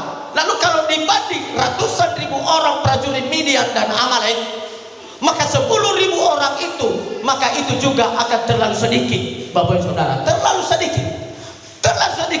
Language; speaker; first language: Indonesian; native; Indonesian